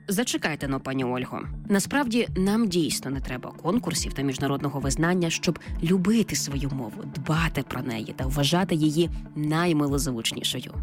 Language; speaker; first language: Ukrainian; native; Ukrainian